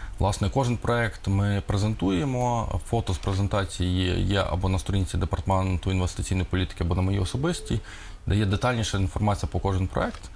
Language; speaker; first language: Ukrainian; native; Ukrainian